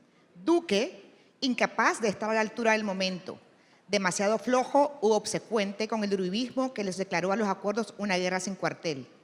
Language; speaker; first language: Spanish; native; Spanish